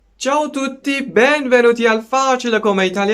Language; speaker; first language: Italian; non-native, fluent; Persian